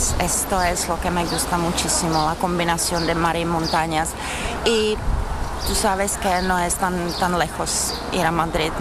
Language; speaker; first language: Spanish; non-native, fluent; Czech